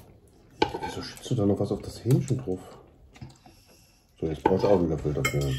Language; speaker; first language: German; native; German